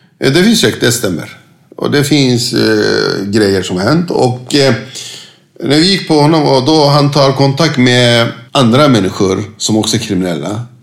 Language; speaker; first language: Swedish; non-native, fluent; Turkish